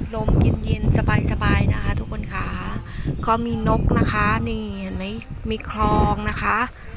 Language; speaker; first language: Thai; native; Thai